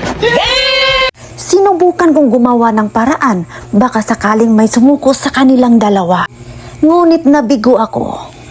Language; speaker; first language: Filipino; native; Filipino